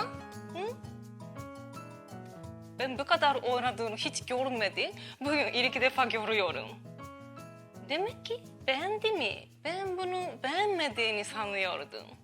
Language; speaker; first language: Turkish; non-native, learner; Japanese